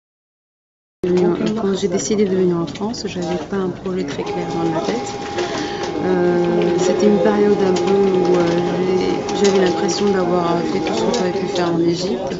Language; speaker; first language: French; non-native, fluent; Arabic